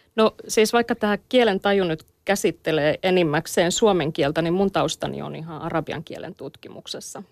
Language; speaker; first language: Finnish; native; Finnish